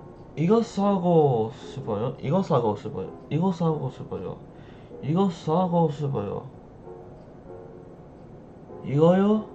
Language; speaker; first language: Korean; non-native, learner; English